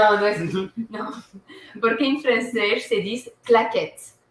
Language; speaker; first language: Portuguese; non-native, learner; French